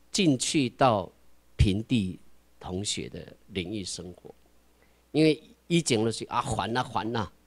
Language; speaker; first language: Chinese; non-native, local second language; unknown